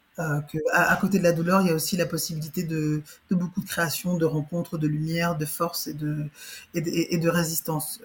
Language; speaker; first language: French; early bilingual, other home language; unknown